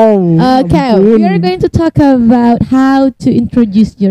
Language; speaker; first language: English; non-native, fluent; Indonesian